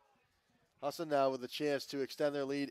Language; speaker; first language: English; native; English